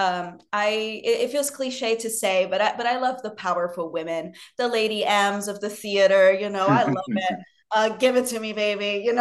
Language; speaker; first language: English; non-native, fluent; Portuguese